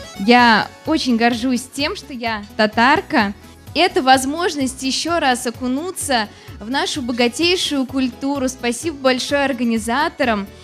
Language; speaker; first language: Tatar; non-native, local second language; Russian